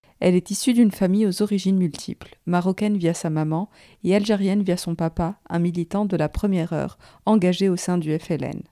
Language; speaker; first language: French; native; French